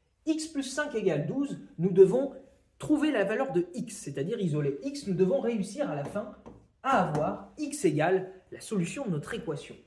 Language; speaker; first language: French; native; French